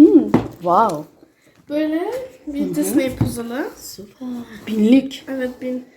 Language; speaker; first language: Turkish; early bilingual, heritage; Turkish